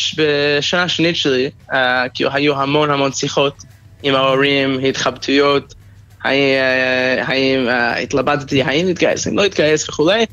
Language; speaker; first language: Hebrew; non-native, fluent; English